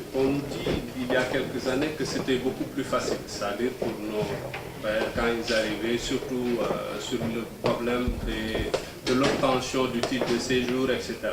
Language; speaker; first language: French; non-native, local second language; Wolof